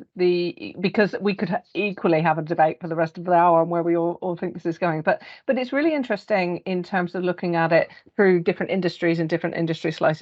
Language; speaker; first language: English; native; English